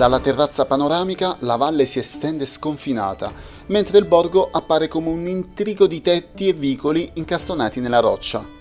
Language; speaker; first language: Italian; native; Italian